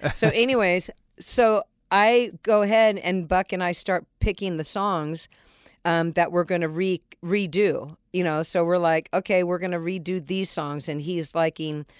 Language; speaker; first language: English; native; English